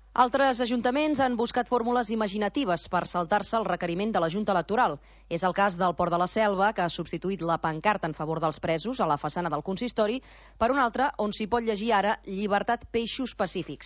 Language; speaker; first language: Catalan; native; Catalan